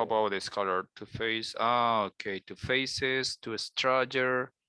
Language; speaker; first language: English; non-native, learner; Spanish